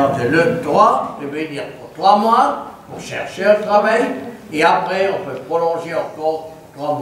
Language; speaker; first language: French; non-native, fluent; German